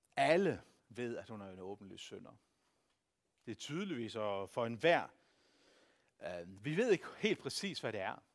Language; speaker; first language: Danish; native; Danish